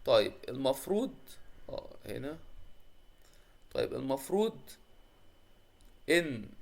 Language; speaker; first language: Arabic; native; Arabic